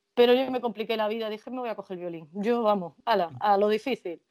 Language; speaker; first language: Spanish; native; Spanish